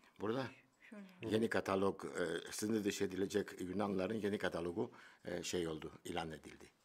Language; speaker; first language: Turkish; non-native, local second language; Greek